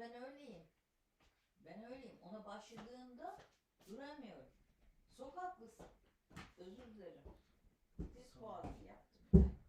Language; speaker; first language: Turkish; native; Turkish